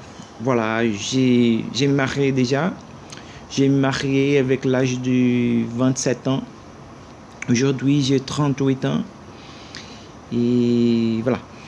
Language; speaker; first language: French; non-native, learner; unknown